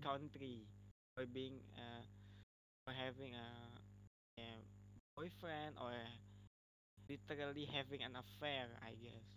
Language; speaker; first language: English; non-native, learner; Indonesian